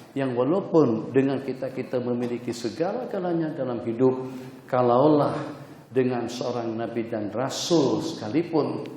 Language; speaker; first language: Malay; non-native, fluent; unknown